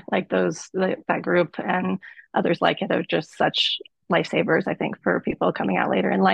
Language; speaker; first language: English; native; English